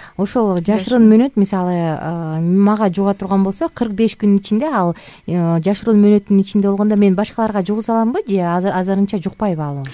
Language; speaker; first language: Kyrgyz; native; Kyrgyz